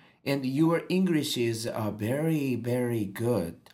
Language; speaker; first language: English; non-native, learner; Japanese